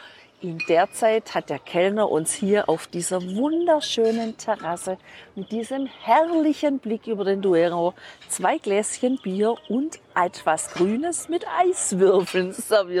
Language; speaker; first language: German; native; German